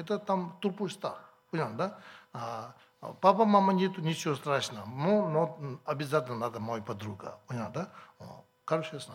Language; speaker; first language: Russian; non-native, learner; Tibetan